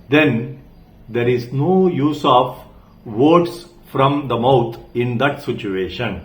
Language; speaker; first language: English; non-native, local second language; Tamil